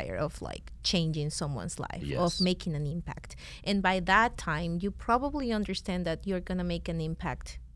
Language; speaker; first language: English; non-native, fluent; Spanish